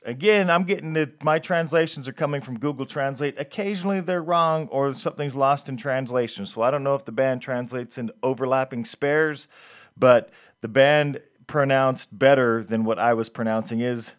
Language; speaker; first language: English; native; English